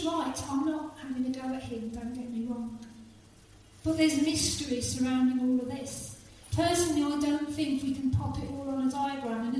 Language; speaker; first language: English; native; English